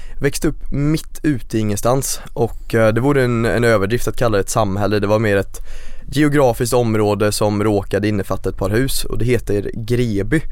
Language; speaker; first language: Swedish; native; Swedish